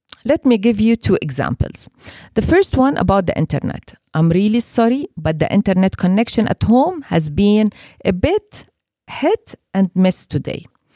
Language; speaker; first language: English; non-native, fluent; Arabic